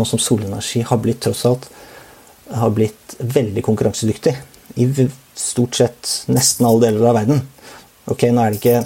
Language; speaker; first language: Norwegian; native; Norwegian